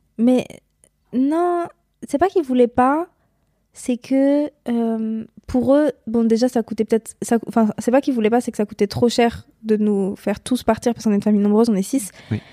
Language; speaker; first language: French; native; French